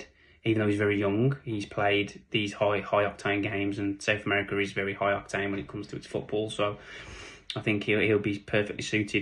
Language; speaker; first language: English; native; English